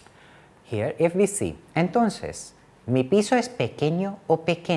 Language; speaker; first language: Spanish; non-native, fluent; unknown